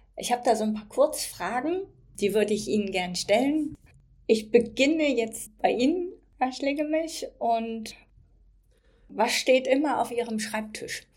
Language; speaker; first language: German; native; German